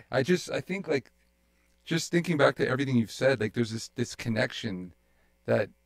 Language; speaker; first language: English; native; English